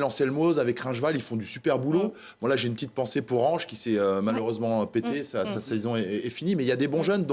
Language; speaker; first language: French; native; French